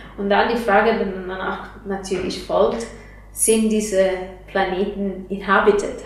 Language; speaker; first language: German; non-native, fluent; Italian